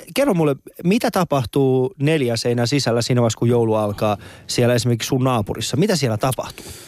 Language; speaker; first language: Finnish; non-native, fluent; Persian